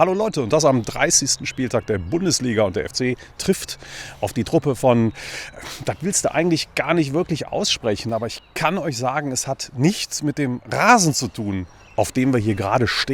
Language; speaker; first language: German; native; German